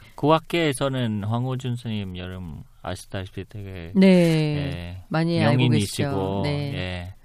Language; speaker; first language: Korean; non-native, fluent; Vietnamese